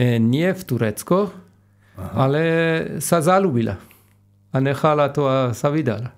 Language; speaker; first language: Slovak; non-native, fluent; Persian